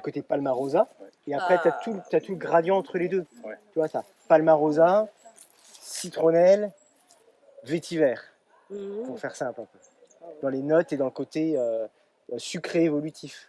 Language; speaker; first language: French; native; French